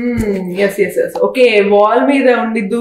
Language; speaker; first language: Telugu; native; Telugu